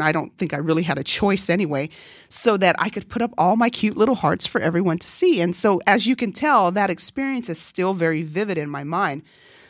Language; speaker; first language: English; non-native, fluent; Korean